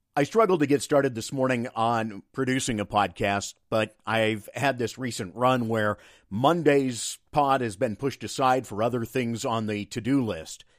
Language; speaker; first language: English; native; English